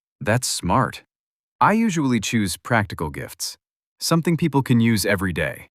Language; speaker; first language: English; native; English